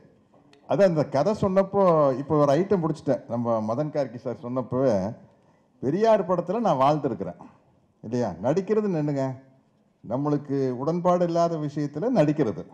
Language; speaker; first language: Tamil; native; Tamil